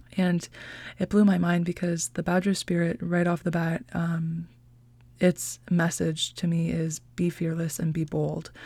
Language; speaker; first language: English; native; English